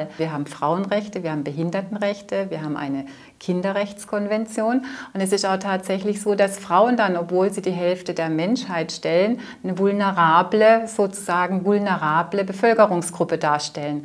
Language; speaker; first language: German; native; German